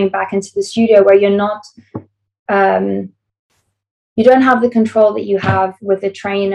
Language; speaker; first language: English; native; English